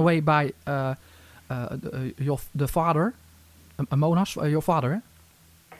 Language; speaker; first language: English; non-native, fluent; Dutch